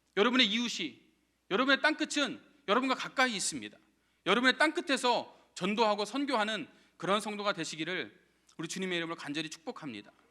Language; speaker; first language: Korean; native; Korean